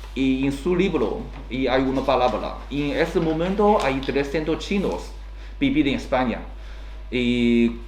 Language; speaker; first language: Spanish; non-native, learner; Chinese